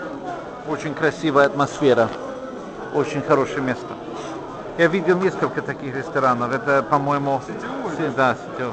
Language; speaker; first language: Russian; non-native, learner; English